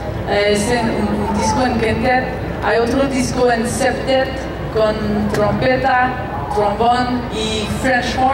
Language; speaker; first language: Spanish; non-native, learner; French